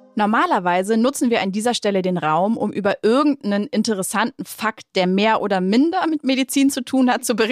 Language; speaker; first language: German; native; German